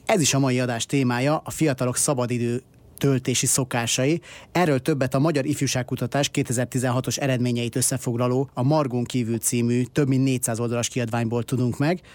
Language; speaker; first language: Hungarian; native; Hungarian